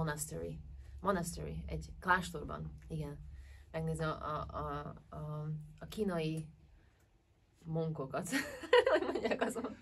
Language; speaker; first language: Hungarian; early bilingual, heritage; Hungarian